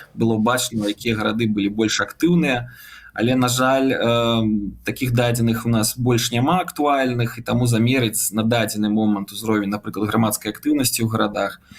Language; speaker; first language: Belarusian; native; Belarusian